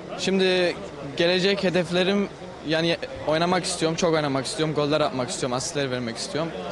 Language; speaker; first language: Turkish; early bilingual, heritage; Turkish